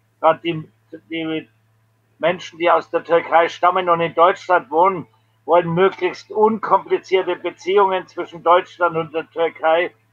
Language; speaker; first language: German; native; German